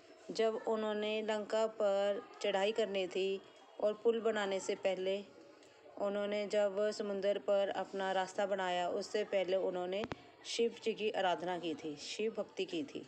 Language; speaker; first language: Hindi; native; Hindi